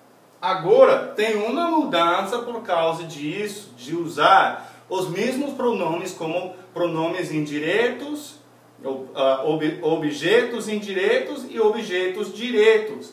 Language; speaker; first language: Portuguese; non-native, fluent; English